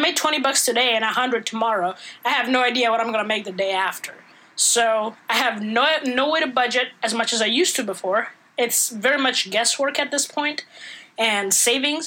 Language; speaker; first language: English; non-native, fluent; Italian